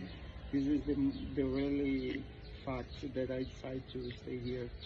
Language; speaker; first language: English; non-native, learner; Portuguese